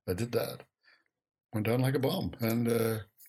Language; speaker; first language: English; native; English